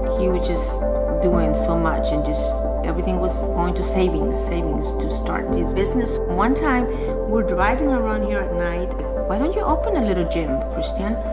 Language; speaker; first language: English; native; English